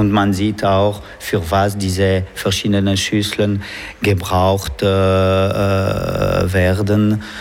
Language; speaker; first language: German; non-native, local second language; French